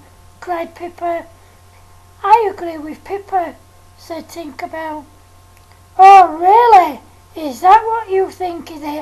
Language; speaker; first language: English; native; English